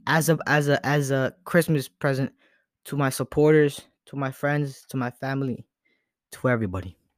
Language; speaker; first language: English; early bilingual, other home language; Spanish